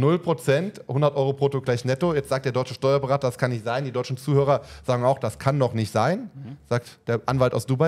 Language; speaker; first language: German; native; German